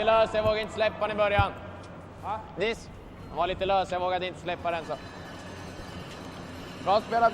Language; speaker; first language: Swedish; native; Swedish